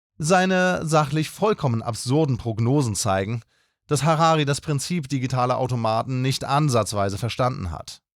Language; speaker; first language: German; native; German